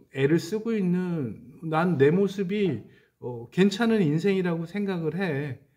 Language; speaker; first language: Korean; native; Korean